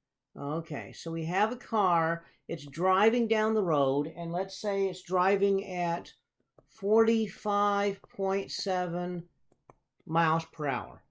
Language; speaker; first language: English; native; English